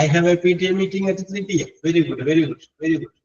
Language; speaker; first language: English; non-native, local second language; Malayalam